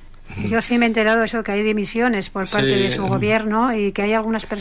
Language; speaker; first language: Spanish; native; Spanish